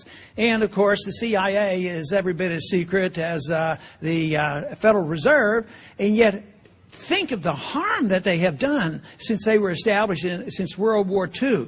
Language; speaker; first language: English; native; English